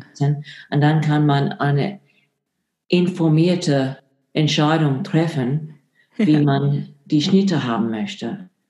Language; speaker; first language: German; non-native, fluent; English